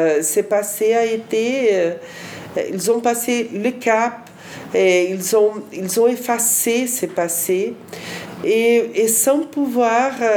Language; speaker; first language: French; non-native, fluent; Portuguese